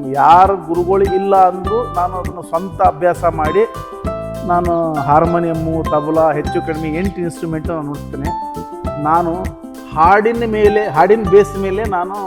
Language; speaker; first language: Kannada; native; Kannada